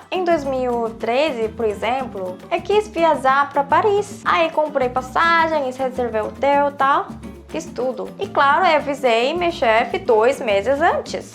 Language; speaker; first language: Portuguese; non-native, fluent; Korean